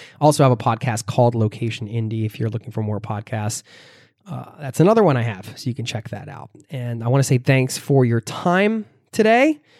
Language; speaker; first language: English; native; English